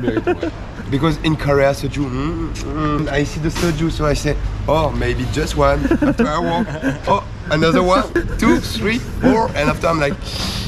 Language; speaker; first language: English; non-native, learner; French